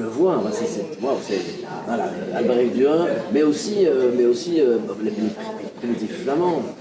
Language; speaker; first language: French; native; French